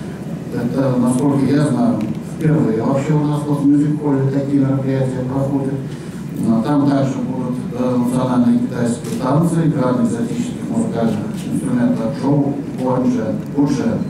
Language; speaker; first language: Russian; native; Russian